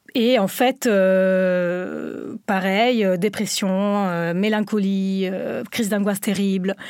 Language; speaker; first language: French; non-native, fluent; Italian